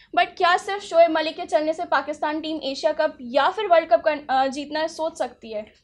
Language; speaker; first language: Hindi; native; Hindi